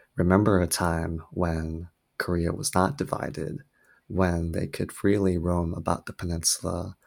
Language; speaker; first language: English; native; English